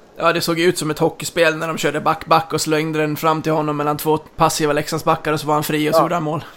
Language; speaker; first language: Swedish; native; Swedish